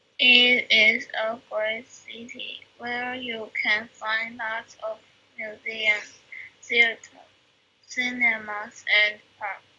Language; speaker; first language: English; non-native, learner; Chinese